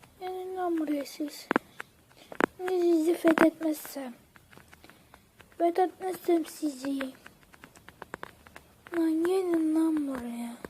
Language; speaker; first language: Turkish; native; Turkish